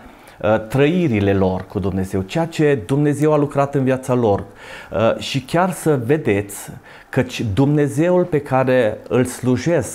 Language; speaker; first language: Romanian; native; Romanian